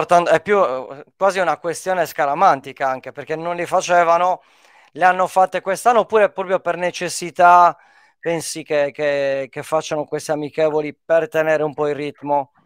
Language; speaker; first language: Italian; native; Italian